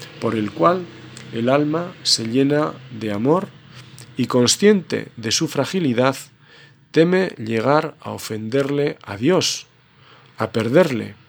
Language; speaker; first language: Spanish; native; Spanish